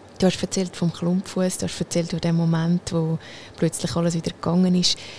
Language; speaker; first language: German; native; German